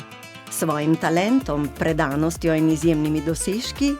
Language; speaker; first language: Slovenian; native; Slovenian